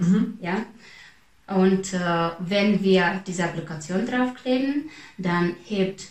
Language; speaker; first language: German; non-native, fluent; Russian